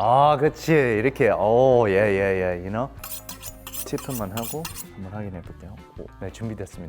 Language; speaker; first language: Korean; early bilingual, heritage; English